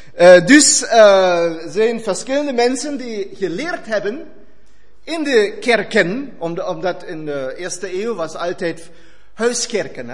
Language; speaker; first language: Dutch; non-native, fluent; German